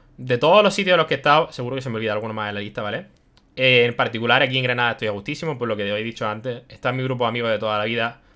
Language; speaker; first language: Spanish; early bilingual, other home language; German